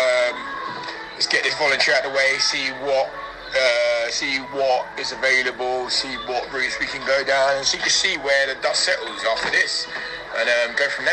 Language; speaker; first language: English; native; English